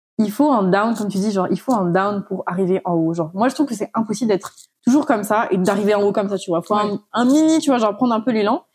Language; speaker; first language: French; non-native, local second language; Malagasy